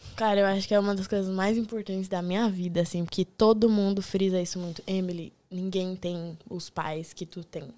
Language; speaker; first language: Portuguese; native; Portuguese